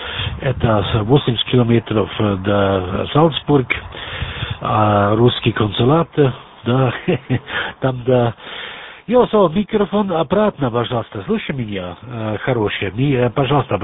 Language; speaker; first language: Russian; non-native, learner; German